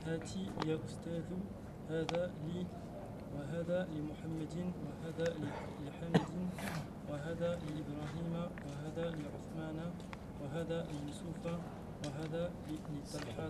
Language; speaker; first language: Arabic; non-native, learner; French